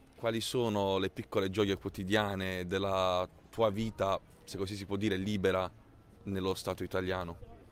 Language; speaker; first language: Italian; native; Italian